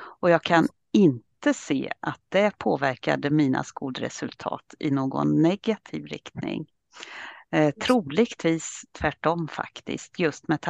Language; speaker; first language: Swedish; early bilingual, other home language; Finnish